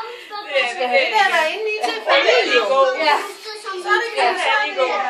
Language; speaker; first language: Danish; native; Danish